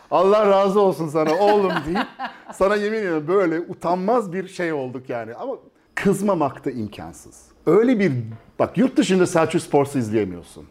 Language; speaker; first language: Turkish; early bilingual, heritage; Turkish